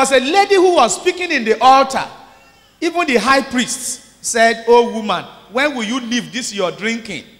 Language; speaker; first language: English; non-native, local second language; Yoruba